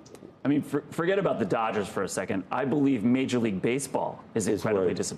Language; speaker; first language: English; native; English